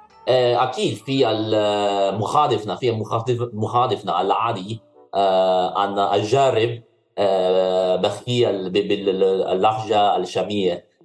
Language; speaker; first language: Arabic; non-native, learner; Cantonese